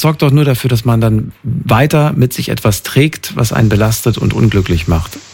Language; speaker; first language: German; native; German